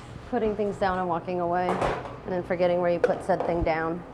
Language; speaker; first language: English; native; English